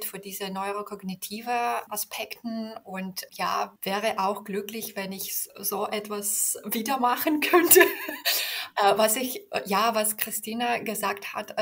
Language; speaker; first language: German; non-native, fluent; Belarusian